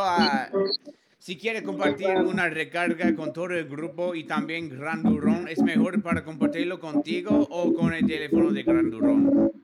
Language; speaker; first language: Spanish; non-native, learner; English